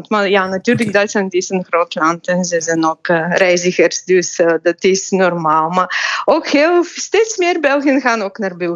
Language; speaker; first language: Dutch; non-native, fluent; Bulgarian